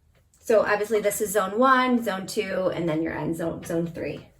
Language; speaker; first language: English; native; English